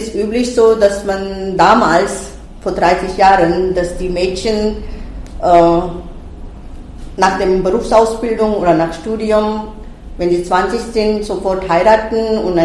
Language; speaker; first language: German; non-native, fluent; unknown